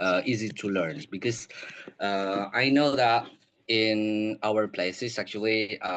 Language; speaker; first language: English; non-native, learner; Indonesian